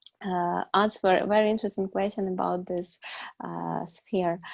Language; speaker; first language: English; non-native, learner; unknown